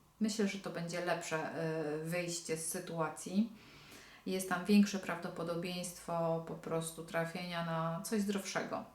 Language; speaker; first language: Polish; native; Polish